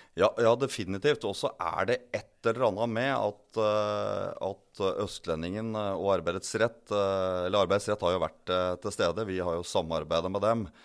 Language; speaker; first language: Norwegian; native; Norwegian